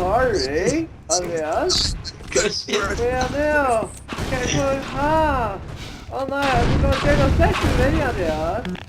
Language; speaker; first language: Swedish; non-native, learner; Faroese